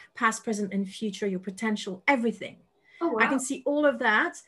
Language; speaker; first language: English; non-native, fluent; French